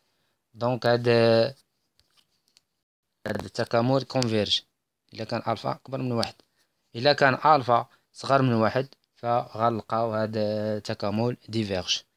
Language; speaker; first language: Arabic; native; Arabic